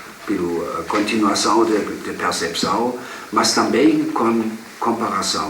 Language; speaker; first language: Portuguese; non-native, fluent; German